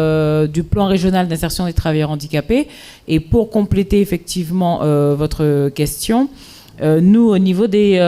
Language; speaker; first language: French; native; French